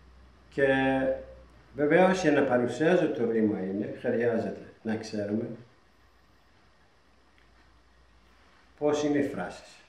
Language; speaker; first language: Greek; non-native, fluent; Persian